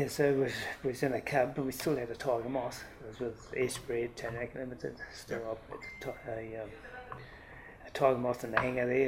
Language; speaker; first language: English; native; English